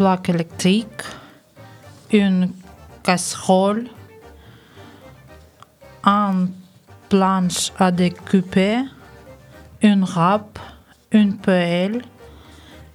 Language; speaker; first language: French; non-native, learner; Ukrainian